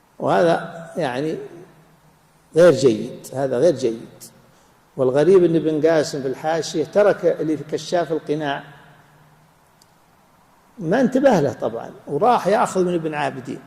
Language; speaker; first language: Arabic; native; Arabic